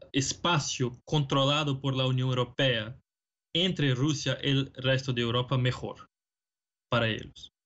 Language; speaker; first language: Spanish; non-native, fluent; Portuguese